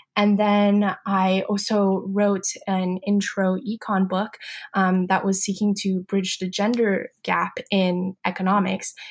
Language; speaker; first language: English; non-native, fluent; Chinese